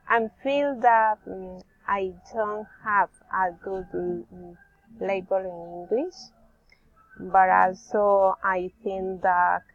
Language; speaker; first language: English; non-native, learner; Spanish